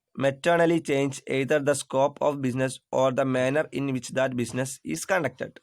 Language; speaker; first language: English; non-native, local second language; Malayalam